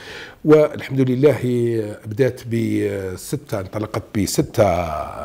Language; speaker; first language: Arabic; native; Arabic